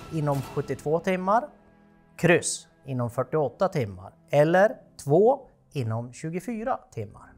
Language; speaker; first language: Swedish; native; Swedish